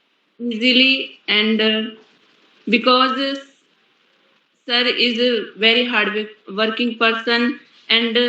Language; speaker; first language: English; non-native, learner; Hindi